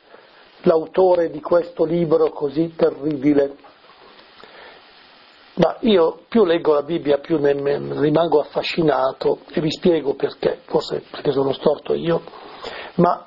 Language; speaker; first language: Italian; native; Italian